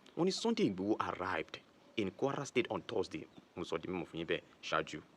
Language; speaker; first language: English; non-native, local second language; Yoruba